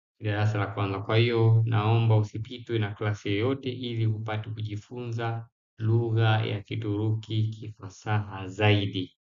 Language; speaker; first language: Swahili; native; Swahili